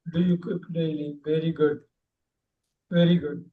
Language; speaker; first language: English; non-native, local second language; Tamil